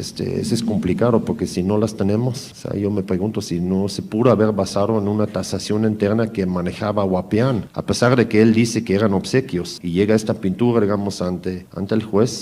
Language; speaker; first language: Spanish; native; Spanish